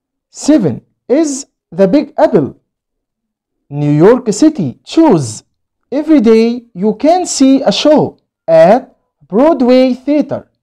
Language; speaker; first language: English; non-native, fluent; Arabic